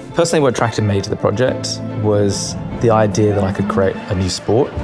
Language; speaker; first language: English; native; English